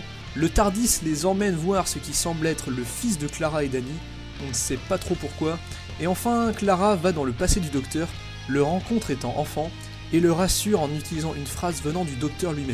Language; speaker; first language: French; native; French